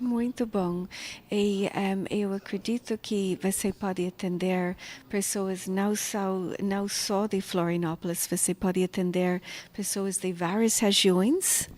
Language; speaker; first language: Portuguese; non-native, learner; English